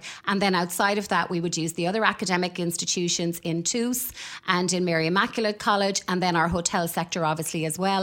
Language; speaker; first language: English; native; English